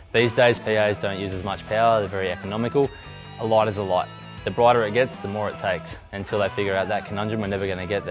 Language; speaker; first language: English; native; English